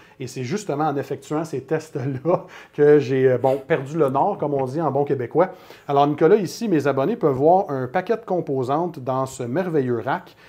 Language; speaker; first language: French; native; French